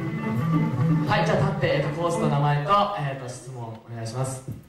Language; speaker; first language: Japanese; native; Japanese